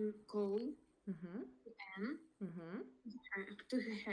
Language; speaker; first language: English; non-native, learner; Russian